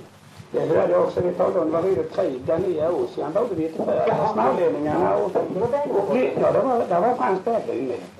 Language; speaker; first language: Swedish; native; Swedish